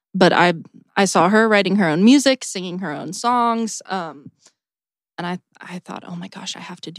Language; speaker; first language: English; native; English